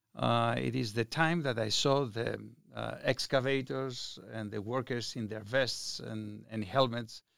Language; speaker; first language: English; non-native, fluent; Greek